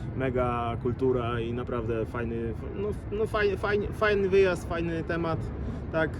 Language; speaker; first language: Polish; native; Polish